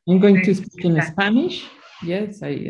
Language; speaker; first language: English; non-native, learner; Spanish